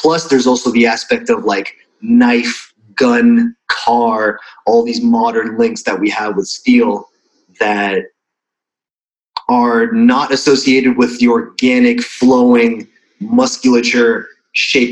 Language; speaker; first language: English; non-native, fluent; Russian